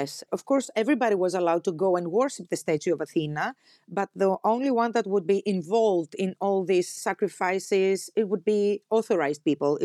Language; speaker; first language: English; non-native, fluent; Greek